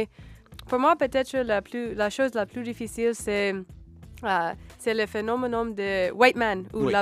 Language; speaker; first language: French; non-native, learner; English